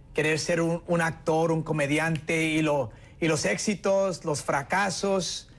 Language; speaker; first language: Spanish; early bilingual, heritage; Spanish